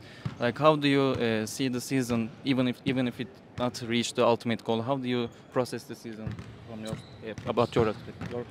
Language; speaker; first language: English; non-native, fluent; Turkish